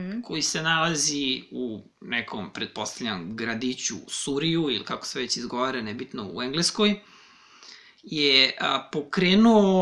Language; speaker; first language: Serbian; native; Serbian